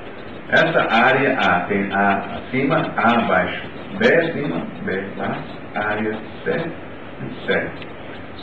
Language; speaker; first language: Portuguese; non-native, learner; English